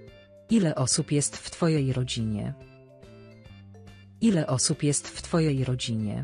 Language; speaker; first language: Polish; non-native, learner; Spanish